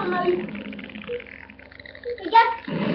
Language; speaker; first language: French; native; French